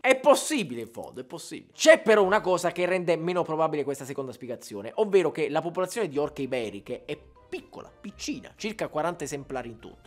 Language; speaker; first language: Italian; native; Italian